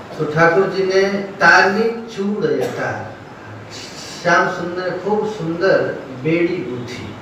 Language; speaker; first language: Hindi; non-native, local second language; Bangla